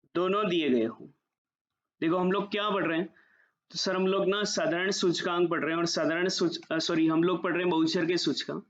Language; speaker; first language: Hindi; native; Hindi